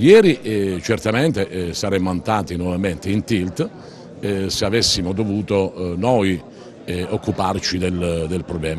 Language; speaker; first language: Italian; native; Italian